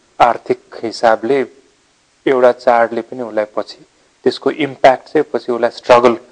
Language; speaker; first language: Nepali; non-native, local second language; Eastern Tamang